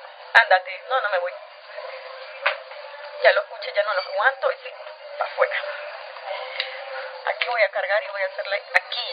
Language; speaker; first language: Spanish; native; Spanish